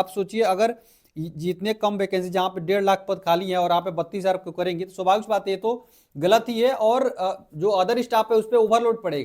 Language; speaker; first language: Hindi; native; Hindi